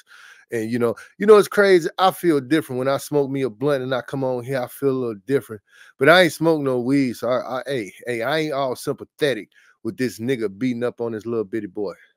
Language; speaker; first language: English; native; English